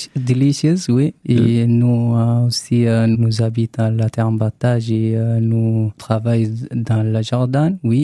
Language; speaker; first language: French; non-native, learner; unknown